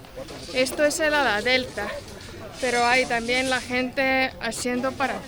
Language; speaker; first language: Spanish; non-native, fluent; Portuguese